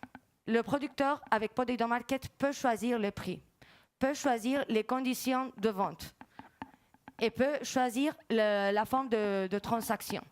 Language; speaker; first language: French; non-native, fluent; Spanish